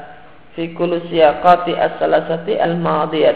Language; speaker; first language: Arabic; non-native, fluent; Indonesian